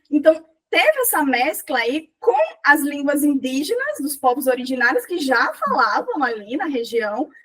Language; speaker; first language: Portuguese; native; Portuguese